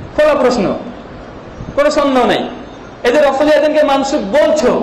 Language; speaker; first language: Bangla; native; Bangla